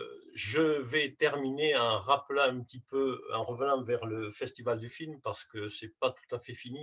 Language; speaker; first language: French; native; French